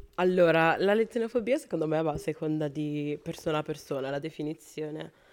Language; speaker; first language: Italian; non-native, fluent; Spanish